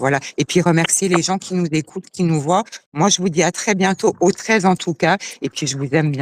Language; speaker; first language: French; native; French